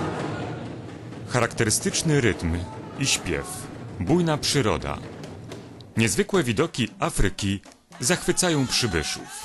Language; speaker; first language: Polish; native; Polish